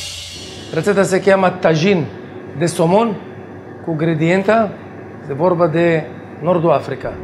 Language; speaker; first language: Romanian; non-native, fluent; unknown